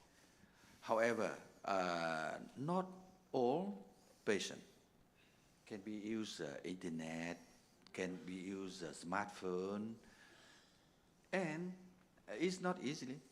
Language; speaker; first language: English; non-native, learner; Vietnamese